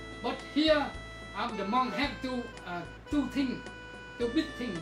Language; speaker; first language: English; non-native, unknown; Vietnamese